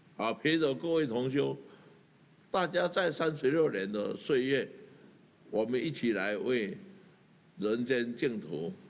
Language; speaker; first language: Chinese; native; Chinese